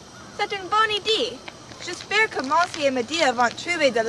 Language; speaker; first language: French; non-native, learner; English